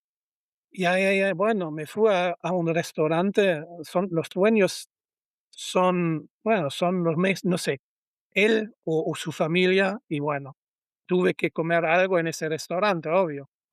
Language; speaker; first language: Spanish; non-native, learner; German